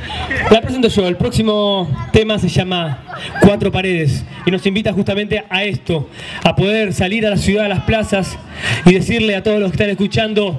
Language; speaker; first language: Spanish; native; Spanish